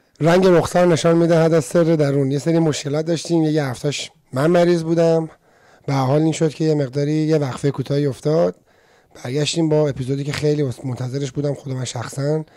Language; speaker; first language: Persian; native; Persian